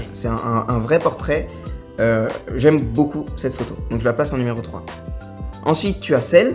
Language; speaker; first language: French; native; French